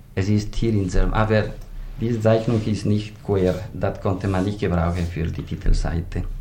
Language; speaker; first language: German; non-native, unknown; Italian